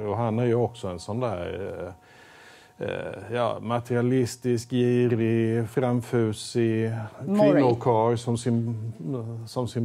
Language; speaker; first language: Swedish; native; Swedish